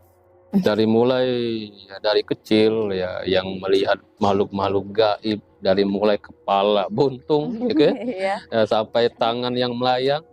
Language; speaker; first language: Indonesian; native; Indonesian